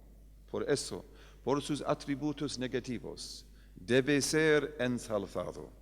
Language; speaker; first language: Spanish; non-native, fluent; English